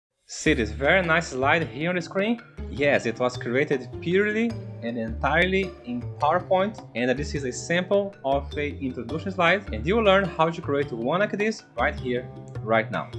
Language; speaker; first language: English; non-native, fluent; Portuguese